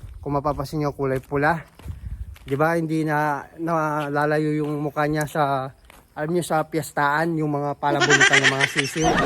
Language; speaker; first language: Filipino; non-native, local second language; Pampanga